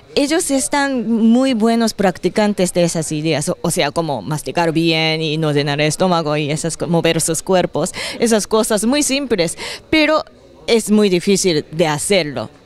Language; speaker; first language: Spanish; non-native, fluent; Japanese